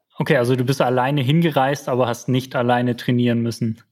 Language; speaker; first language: German; native; German